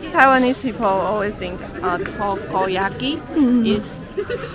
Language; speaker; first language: English; non-native, learner; Chinese